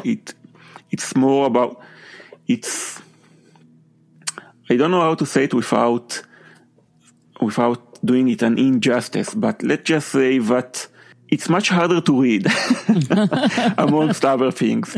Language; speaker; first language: English; non-native, fluent; Hebrew